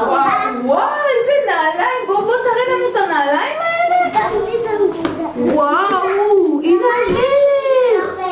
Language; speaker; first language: Hebrew; native; Hebrew